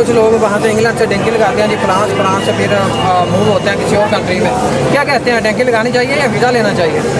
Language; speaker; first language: Urdu; non-native, local second language; Punjabi